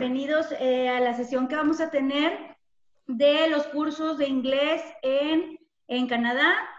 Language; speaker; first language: Spanish; native; Spanish